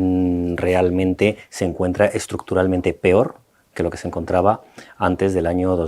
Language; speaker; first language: Spanish; native; Spanish